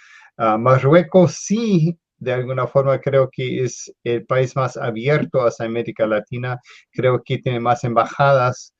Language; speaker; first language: Spanish; non-native, fluent; English